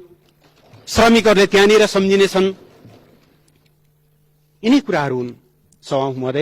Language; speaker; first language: Nepali; native; Nepali